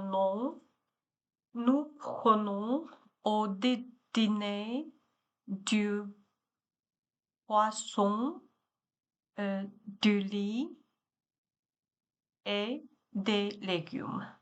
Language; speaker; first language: French; non-native, learner; Chinese